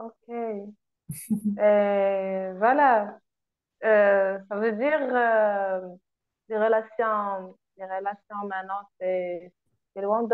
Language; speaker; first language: French; non-native, learner; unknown